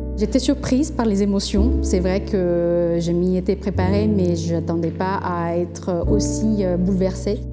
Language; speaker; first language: French; non-native, fluent; Spanish